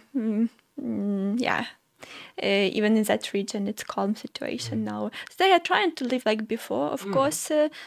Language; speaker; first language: English; non-native, fluent; Ukrainian